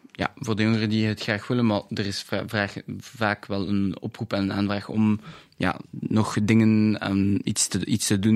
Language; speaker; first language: Dutch; non-native, local second language; French